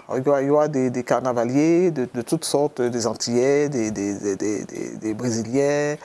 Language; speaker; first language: French; native; French